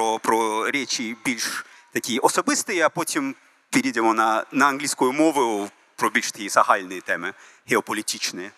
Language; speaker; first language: Ukrainian; early bilingual, heritage; Ukrainian